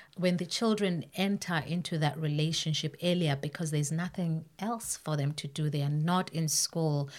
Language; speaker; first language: English; non-native, local second language; North Ndebele